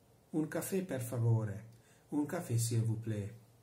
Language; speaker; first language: French; non-native, learner; Hungarian